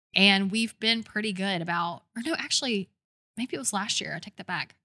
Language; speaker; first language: English; native; English